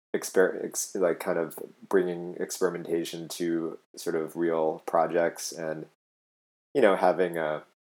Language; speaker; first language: English; native; English